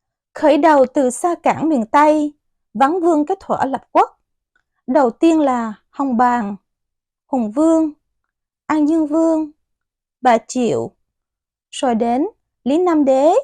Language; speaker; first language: Vietnamese; native; Vietnamese